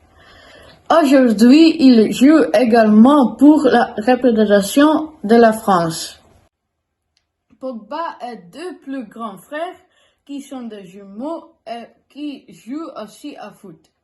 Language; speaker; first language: French; non-native, learner; Dutch